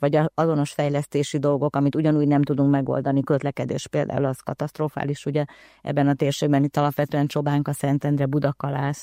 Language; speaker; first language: Hungarian; native; Hungarian